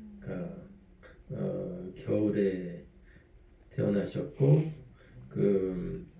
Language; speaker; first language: Korean; early bilingual, heritage; French